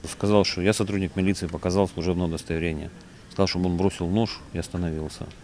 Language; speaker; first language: Russian; native; Russian